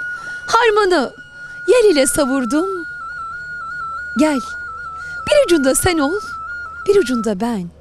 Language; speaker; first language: Turkish; native; Turkish